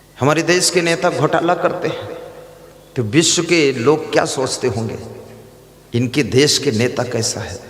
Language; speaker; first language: Hindi; native; Hindi